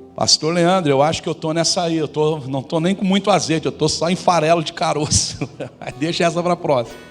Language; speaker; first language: Portuguese; native; Portuguese